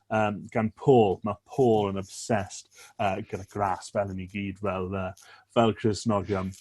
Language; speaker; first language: Welsh; native; Welsh